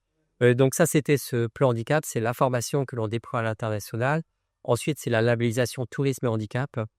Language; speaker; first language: French; native; French